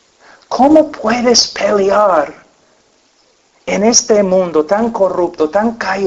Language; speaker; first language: Spanish; non-native, fluent; English